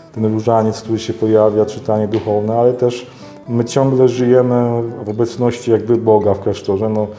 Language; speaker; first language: Polish; native; Polish